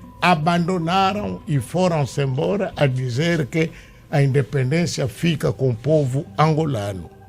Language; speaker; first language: Portuguese; non-native, local second language; Kongo